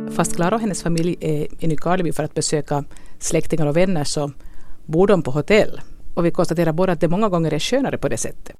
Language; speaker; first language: Swedish; native; Swedish